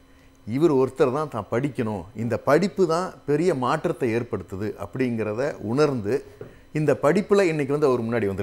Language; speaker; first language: Tamil; native; Tamil